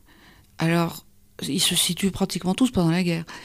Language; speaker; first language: French; native; French